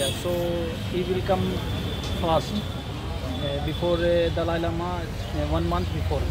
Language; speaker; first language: English; non-native, learner; Hindi